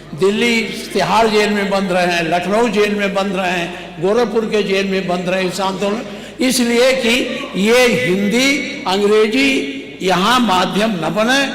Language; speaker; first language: Hindi; native; Hindi